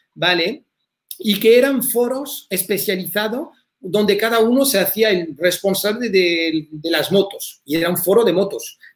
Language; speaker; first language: Spanish; early bilingual, heritage; French